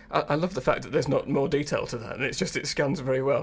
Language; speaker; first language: English; native; English